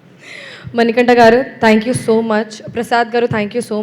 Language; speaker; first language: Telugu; non-native, learner; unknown